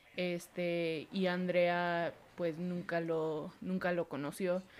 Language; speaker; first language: Spanish; early bilingual, heritage; Spanish